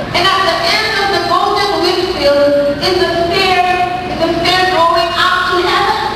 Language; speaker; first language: English; non-native, local second language; Filipino